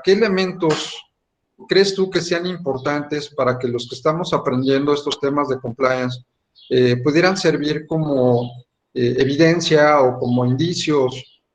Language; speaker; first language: Spanish; native; Spanish